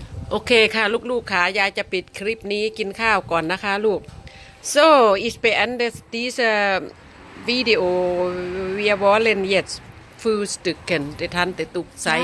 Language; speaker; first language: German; non-native, learner; Thai